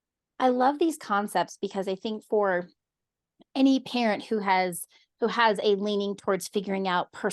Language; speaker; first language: English; native; English